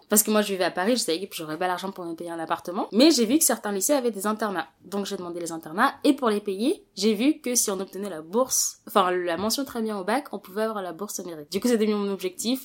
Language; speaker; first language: French; early bilingual, other home language; Wolof